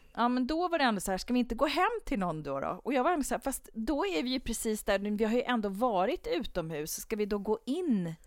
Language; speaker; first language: Swedish; native; Swedish